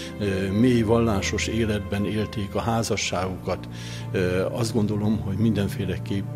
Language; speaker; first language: Hungarian; native; Hungarian